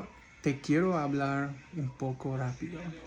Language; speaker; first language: Spanish; non-native, learner; English